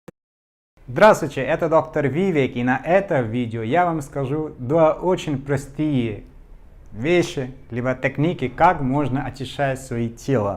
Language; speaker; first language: Russian; non-native, learner; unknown